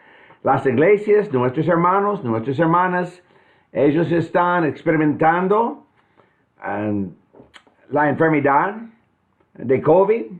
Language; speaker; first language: Spanish; non-native, fluent; English